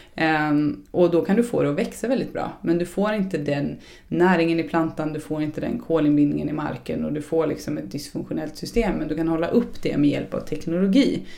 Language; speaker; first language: Swedish; native; Swedish